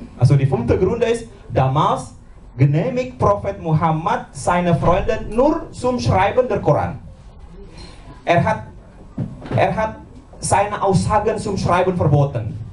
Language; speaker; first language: German; non-native, learner; Indonesian